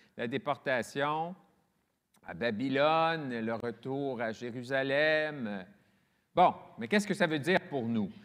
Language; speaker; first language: French; native; French